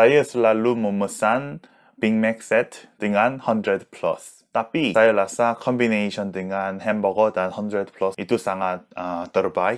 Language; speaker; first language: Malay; non-native, learner; Korean